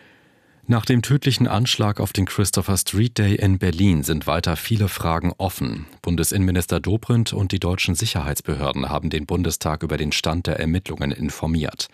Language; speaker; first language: German; native; German